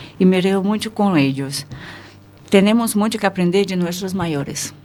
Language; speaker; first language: Spanish; non-native, fluent; Portuguese